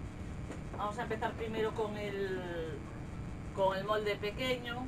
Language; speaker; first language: Spanish; native; Spanish